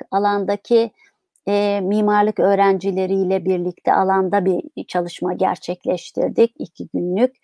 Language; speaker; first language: Turkish; native; Turkish